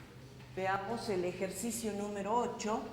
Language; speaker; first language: Spanish; native; Spanish